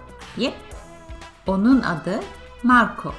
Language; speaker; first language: Turkish; non-native, fluent; English